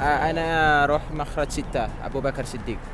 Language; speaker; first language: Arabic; non-native, learner; Filipino